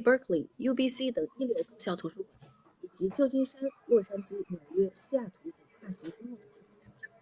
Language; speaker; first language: Chinese; native; Chinese